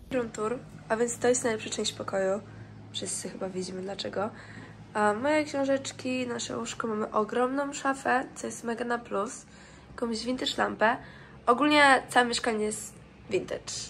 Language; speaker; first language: Polish; native; Polish